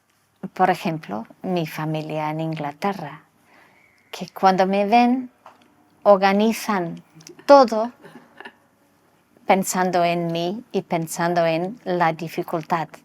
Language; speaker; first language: Spanish; non-native, local second language; English